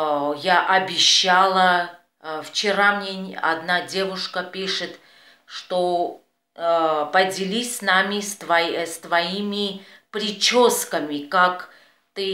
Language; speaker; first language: Russian; non-native, fluent; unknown